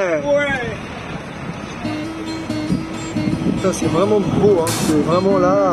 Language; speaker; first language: French; native; French